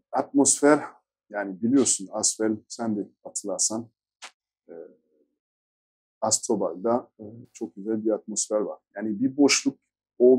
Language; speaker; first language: Turkish; non-native, fluent; French